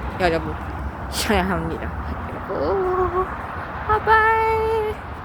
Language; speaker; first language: Korean; non-native, learner; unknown